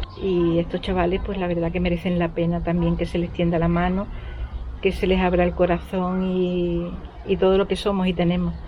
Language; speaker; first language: Spanish; native; Spanish